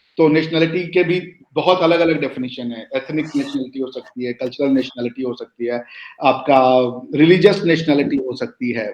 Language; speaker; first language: Hindi; native; Hindi